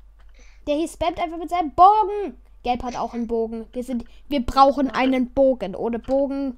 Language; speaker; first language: German; native; German